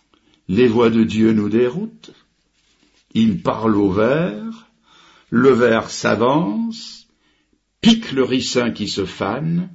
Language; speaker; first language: French; native; French